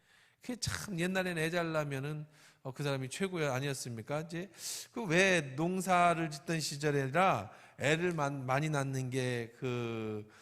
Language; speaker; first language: Korean; native; Korean